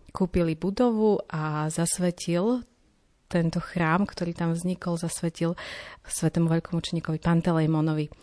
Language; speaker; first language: Slovak; native; Slovak